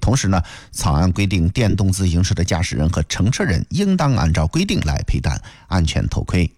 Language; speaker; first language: Chinese; native; Chinese